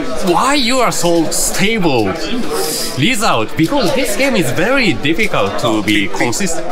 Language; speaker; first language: English; non-native, learner; Japanese